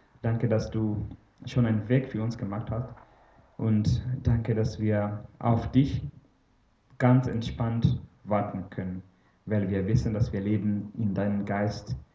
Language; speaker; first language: German; non-native, fluent; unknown